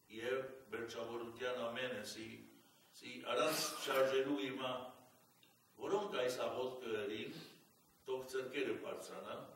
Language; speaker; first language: Armenian; early bilingual, heritage; Armenian